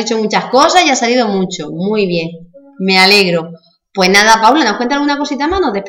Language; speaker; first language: Spanish; native; Spanish